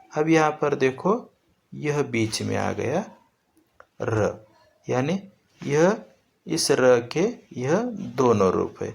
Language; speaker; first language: Hindi; non-native, local second language; Marathi